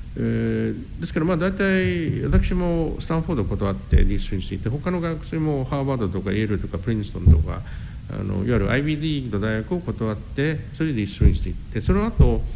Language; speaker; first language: Japanese; non-native, fluent; English